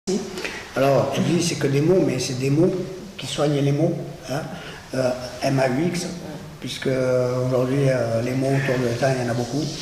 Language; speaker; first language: French; native; French